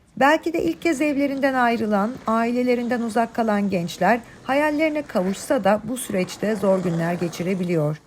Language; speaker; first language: Turkish; native; Turkish